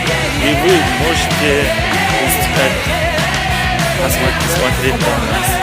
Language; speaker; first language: Russian; non-native, local second language; Kazakh